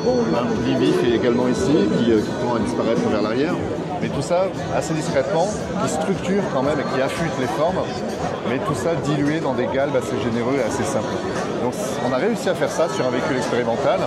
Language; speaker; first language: French; native; French